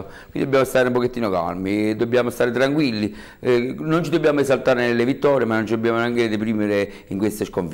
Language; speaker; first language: Italian; native; Italian